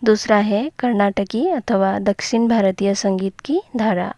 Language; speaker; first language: Hindi; non-native, local second language; Assamese